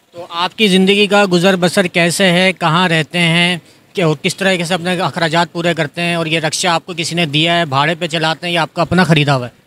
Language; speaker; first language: Urdu; native; Urdu